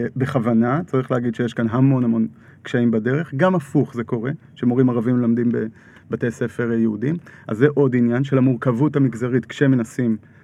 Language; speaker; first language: Hebrew; native; Hebrew